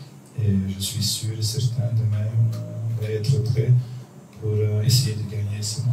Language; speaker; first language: French; non-native, local second language; Dutch